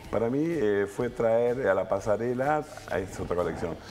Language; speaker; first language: Spanish; native; Spanish